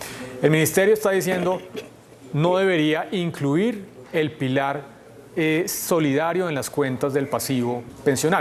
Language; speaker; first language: Spanish; native; Spanish